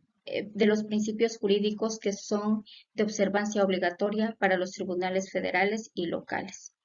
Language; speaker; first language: Spanish; native; Spanish